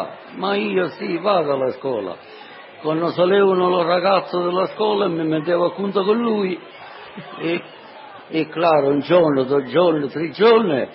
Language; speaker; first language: Italian; non-native, learner; Sicilian